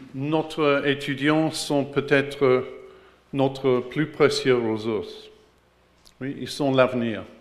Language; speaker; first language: French; non-native, learner; English